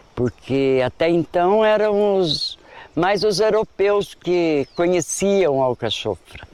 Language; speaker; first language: Portuguese; native; Portuguese